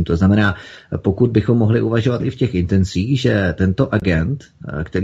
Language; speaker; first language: Czech; native; Czech